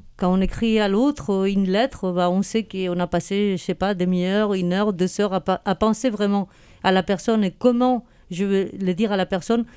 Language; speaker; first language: French; non-native, fluent; Spanish